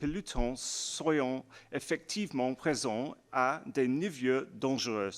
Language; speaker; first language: French; non-native, learner; English